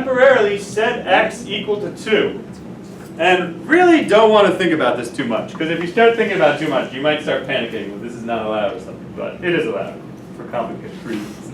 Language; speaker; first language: English; native; English